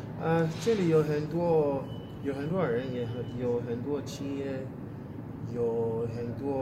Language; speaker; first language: Chinese; non-native, fluent; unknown